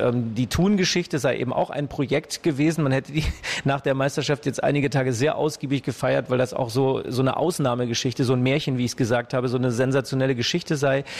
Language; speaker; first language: German; native; German